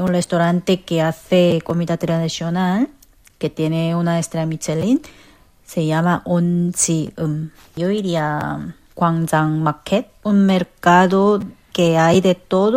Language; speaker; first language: Spanish; non-native, learner; Korean